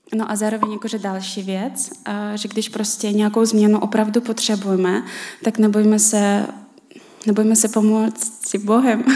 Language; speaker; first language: Czech; non-native, fluent; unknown